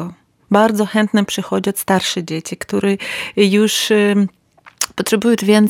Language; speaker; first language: Polish; non-native, learner; Ukrainian